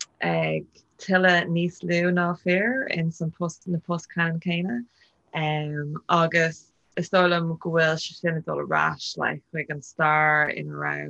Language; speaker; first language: Irish; non-native, local second language; English